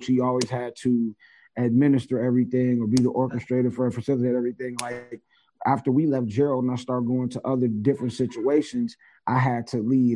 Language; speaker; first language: English; native; English